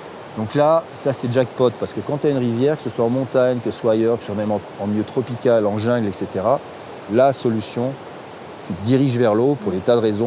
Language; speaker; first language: French; native; French